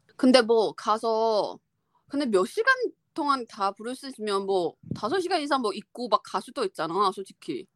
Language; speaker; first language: Korean; non-native, fluent; Chinese